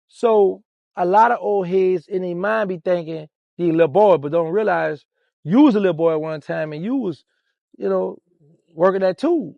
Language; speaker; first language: English; native; English